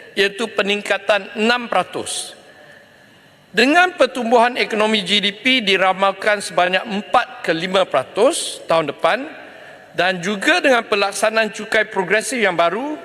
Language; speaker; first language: Malay; non-native, local second language; Chinese